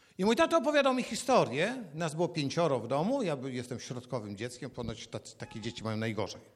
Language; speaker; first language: Polish; native; Polish